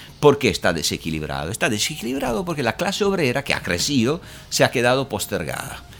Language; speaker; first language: Spanish; non-native, fluent; Italian